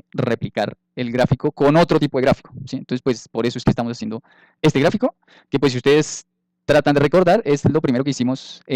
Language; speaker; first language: Spanish; native; Spanish